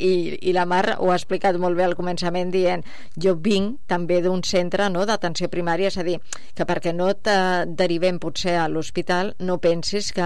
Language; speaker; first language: Catalan; native; Catalan